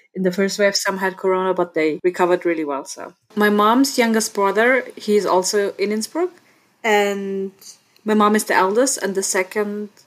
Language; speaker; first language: English; non-native, fluent; German